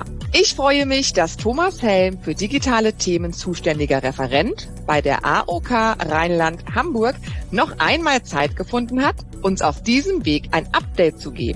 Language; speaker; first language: German; native; German